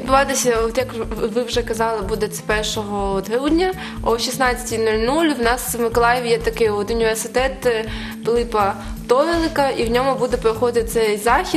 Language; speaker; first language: Ukrainian; native; Ukrainian